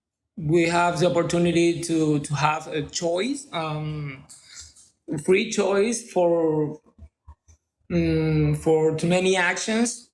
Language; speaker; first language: English; non-native, learner; Spanish